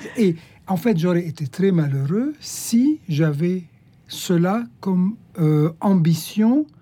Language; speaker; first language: French; non-native, local second language; Arabic